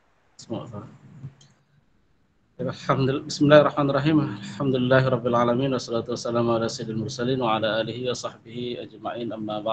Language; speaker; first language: Arabic; non-native, fluent; Indonesian